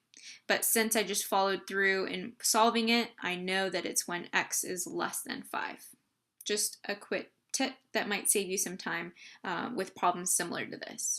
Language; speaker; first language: English; native; English